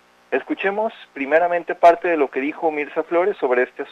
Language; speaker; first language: Spanish; native; Spanish